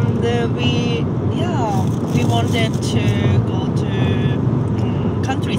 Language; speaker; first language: English; non-native, learner; Japanese